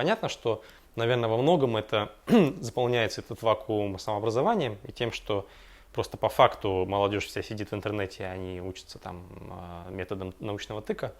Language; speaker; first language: Russian; native; Russian